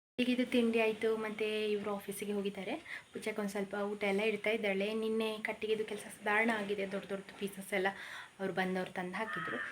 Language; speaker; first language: Kannada; non-native, local second language; Konkani